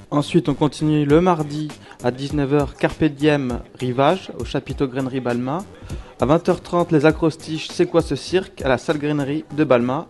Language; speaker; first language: French; native; French